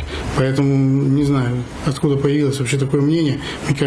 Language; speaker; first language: Russian; native; Russian